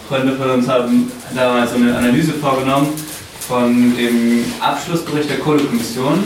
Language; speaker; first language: German; native; German